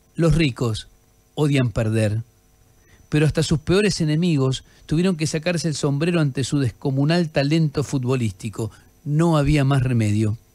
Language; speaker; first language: Spanish; native; Spanish